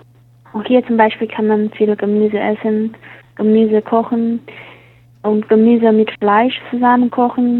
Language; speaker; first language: German; non-native, learner; Chinese